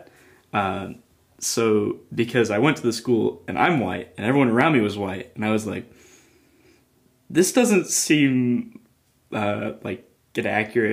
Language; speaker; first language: English; native; English